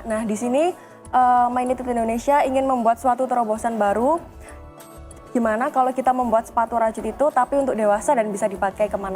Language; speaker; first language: Indonesian; native; Indonesian